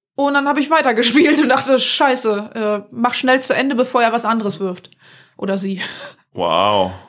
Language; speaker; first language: German; native; German